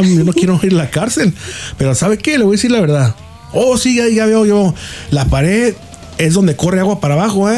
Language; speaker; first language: Spanish; early bilingual, heritage; Spanish